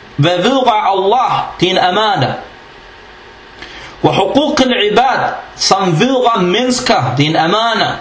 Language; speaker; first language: Danish; non-native, fluent; Arabic